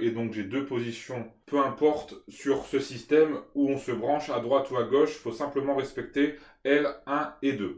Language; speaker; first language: French; native; French